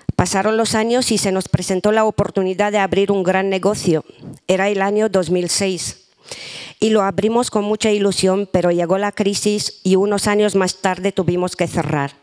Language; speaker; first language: Spanish; non-native, fluent; Romanian